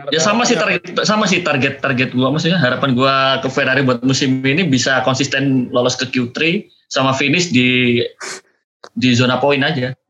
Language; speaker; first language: Indonesian; native; Indonesian